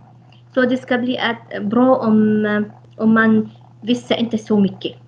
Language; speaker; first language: Swedish; non-native, fluent; Arabic